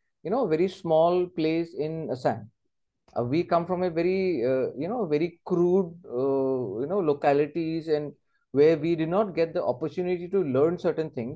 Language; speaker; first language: English; non-native, local second language; Assamese